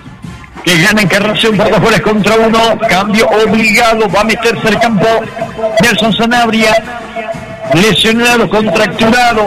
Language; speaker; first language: Spanish; native; Spanish